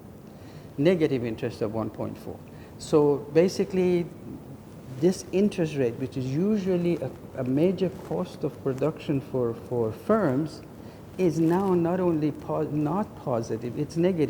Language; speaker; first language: English; non-native, fluent; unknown